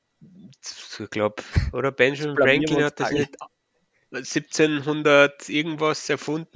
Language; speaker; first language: German; native; German